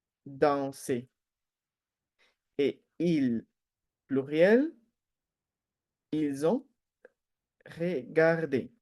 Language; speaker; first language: French; non-native, fluent; Spanish